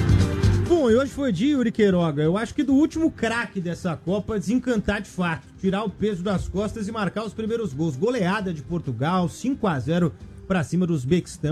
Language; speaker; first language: Portuguese; native; Portuguese